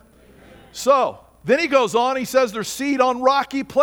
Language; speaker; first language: English; native; English